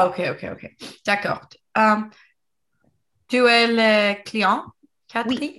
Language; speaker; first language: French; non-native, learner; English